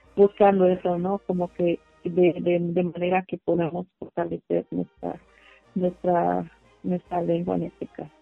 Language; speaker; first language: Spanish; non-native, local second language; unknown